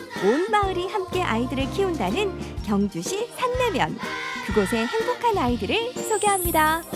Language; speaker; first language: Korean; native; Korean